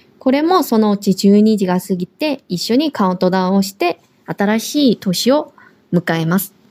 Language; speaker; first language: Japanese; non-native, fluent; Korean